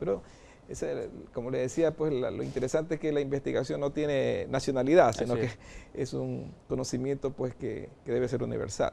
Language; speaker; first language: Spanish; native; Spanish